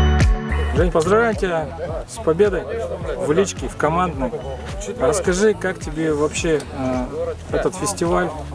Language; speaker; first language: Russian; native; Russian